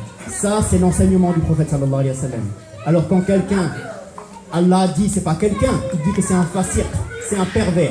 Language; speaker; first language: French; native; French